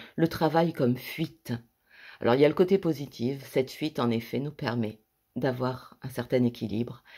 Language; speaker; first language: French; native; French